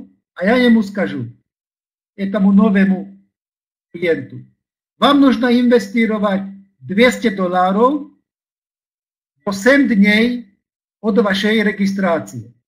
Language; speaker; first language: Russian; non-native, learner; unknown